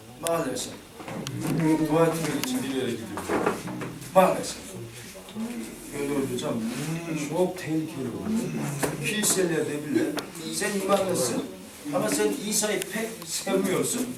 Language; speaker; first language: Turkish; non-native, learner; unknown